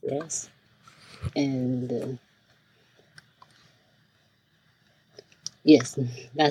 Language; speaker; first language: English; non-native, learner; Chinese